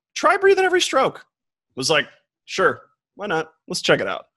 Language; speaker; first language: English; native; English